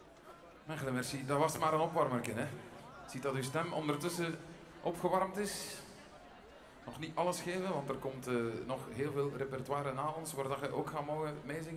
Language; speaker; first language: Dutch; native; Dutch